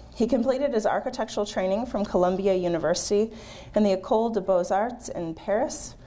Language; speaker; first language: English; native; English